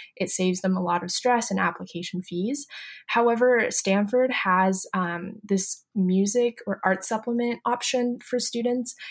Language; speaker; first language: English; non-native, fluent; Chinese